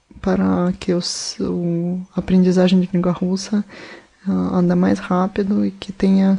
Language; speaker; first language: Portuguese; non-native, fluent; Russian